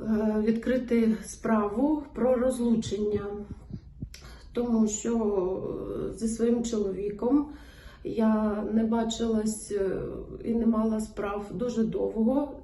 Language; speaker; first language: Ukrainian; non-native, local second language; Russian